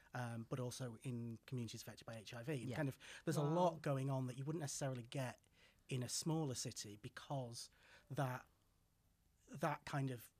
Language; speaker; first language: English; native; English